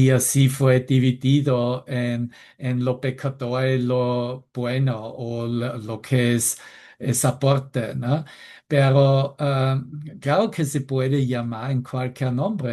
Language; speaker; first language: Spanish; non-native, fluent; German